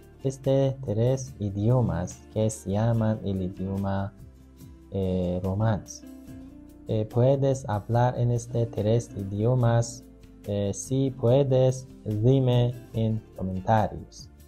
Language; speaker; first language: Spanish; non-native, learner; Persian